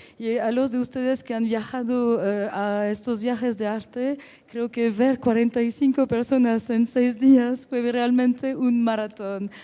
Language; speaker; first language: Spanish; non-native, fluent; French